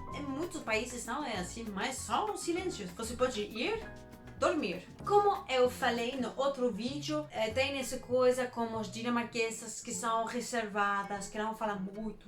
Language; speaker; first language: Portuguese; non-native, learner; Danish